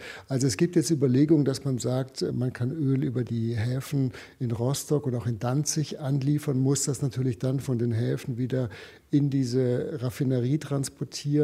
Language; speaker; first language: German; native; German